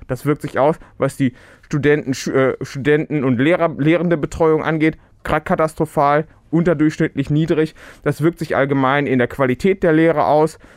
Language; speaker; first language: German; early bilingual, other home language; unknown